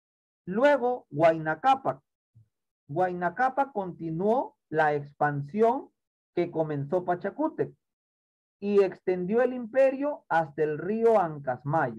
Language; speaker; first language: Spanish; native; Spanish